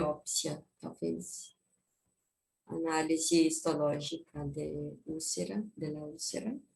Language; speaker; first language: Spanish; non-native, fluent; Portuguese